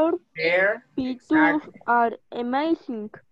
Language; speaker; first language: English; non-native, learner; Spanish